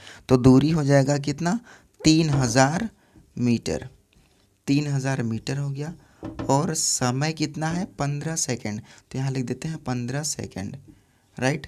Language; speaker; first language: Hindi; native; Hindi